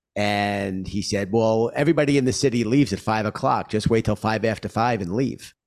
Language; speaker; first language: English; native; English